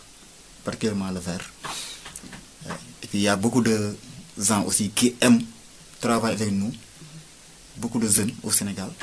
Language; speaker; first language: French; non-native, local second language; Wolof